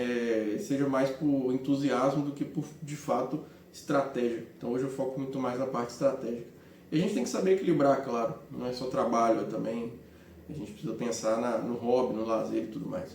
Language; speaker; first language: Portuguese; native; Portuguese